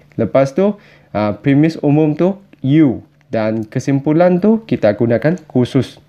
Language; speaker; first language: Malay; non-native, local second language; Chinese